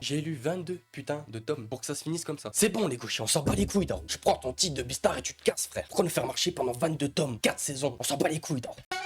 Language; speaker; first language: French; native; French